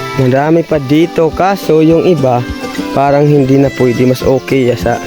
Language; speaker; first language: Filipino; non-native, local second language; Waray